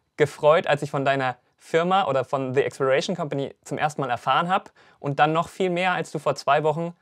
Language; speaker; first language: German; native; German